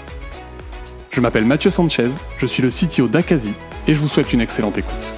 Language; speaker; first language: French; native; French